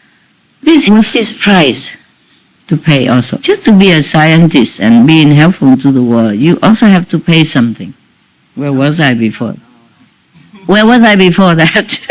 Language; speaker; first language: English; non-native, fluent; Vietnamese